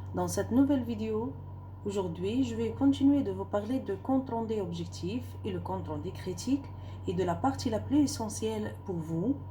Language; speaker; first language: French; non-native, local second language; Arabic